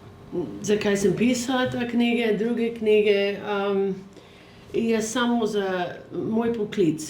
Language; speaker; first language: Slovenian; early bilingual, heritage; English